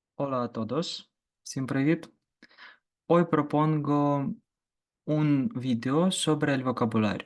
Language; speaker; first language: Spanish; non-native, fluent; Ukrainian